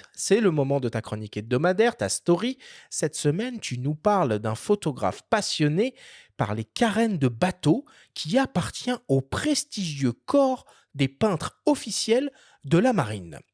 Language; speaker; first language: French; native; French